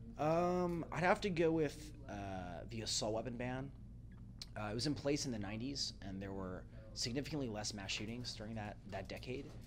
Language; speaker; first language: English; native; English